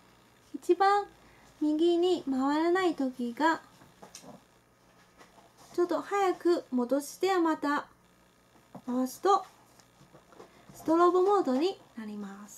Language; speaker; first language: Japanese; non-native, fluent; Chinese